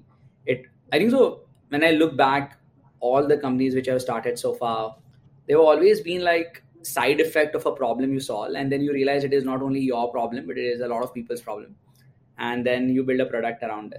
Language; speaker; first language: English; non-native, local second language; Gujarati